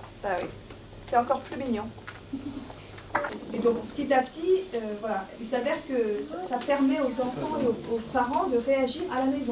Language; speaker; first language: French; native; French